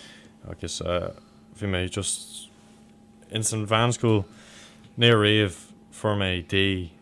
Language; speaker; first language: Irish; non-native, local second language; English